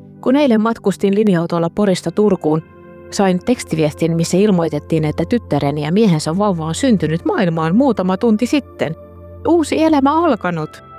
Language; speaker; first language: Finnish; native; Finnish